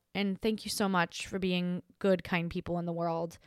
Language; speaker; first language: English; native; English